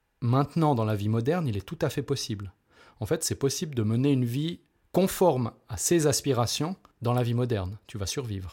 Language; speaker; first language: French; native; French